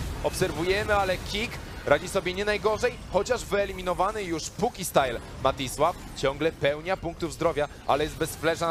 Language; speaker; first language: Polish; native; Polish